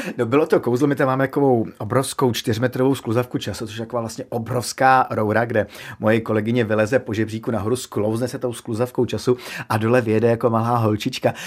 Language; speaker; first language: Czech; native; Czech